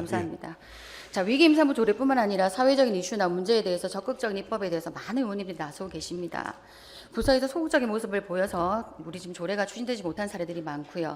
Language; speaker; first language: Korean; native; Korean